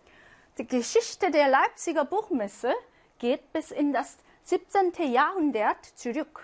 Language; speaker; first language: German; non-native, fluent; Korean